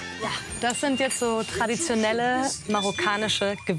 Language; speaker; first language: German; native; German